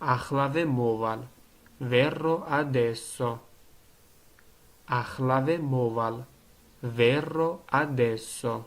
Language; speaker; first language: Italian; non-native, learner; Georgian